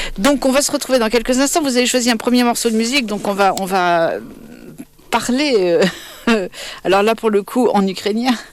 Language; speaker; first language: French; native; French